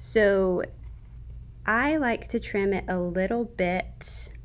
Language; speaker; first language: English; native; English